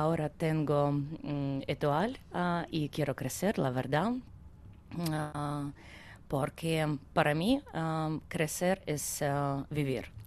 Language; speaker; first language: Spanish; non-native, learner; Ukrainian